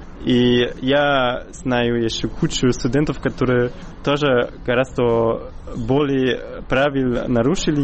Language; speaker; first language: Russian; non-native, fluent; German